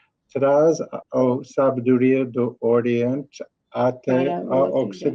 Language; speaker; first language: Portuguese; non-native, learner; English